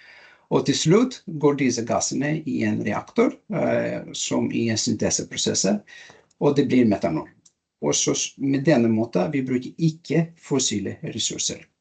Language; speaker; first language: Norwegian; non-native, learner; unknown